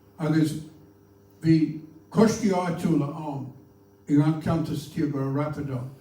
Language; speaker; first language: Irish; native; Irish